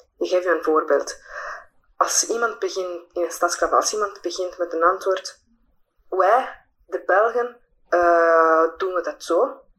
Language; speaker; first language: Dutch; non-native, fluent; Italian